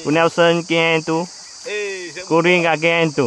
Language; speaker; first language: Portuguese; non-native, learner; Vietnamese